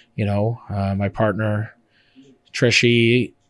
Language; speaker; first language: English; native; English